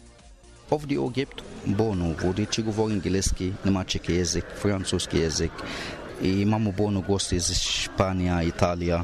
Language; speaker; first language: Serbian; non-native, learner; Arabic